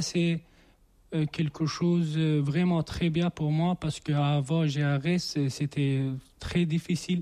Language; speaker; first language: French; non-native, learner; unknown